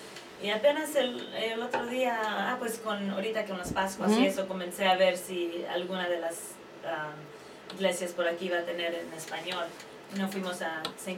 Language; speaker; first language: Spanish; early bilingual, heritage; Spanish